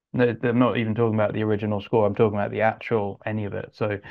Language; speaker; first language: English; native; English